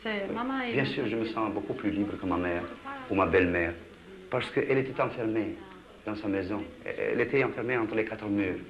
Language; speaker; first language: French; non-native, fluent; Albanian